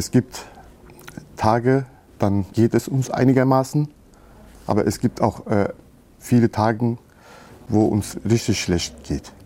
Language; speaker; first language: German; early bilingual, other home language; Turkish